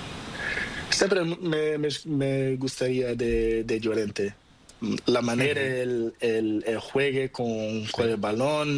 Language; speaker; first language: Spanish; non-native, learner; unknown